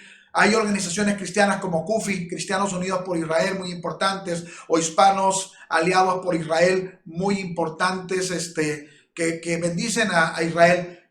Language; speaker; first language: Spanish; native; Spanish